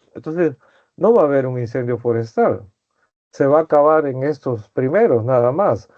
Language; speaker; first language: Spanish; native; Spanish